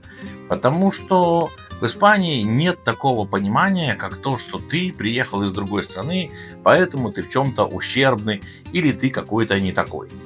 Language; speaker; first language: Russian; native; Russian